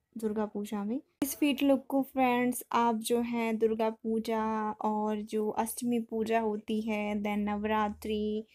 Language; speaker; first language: Hindi; native; Hindi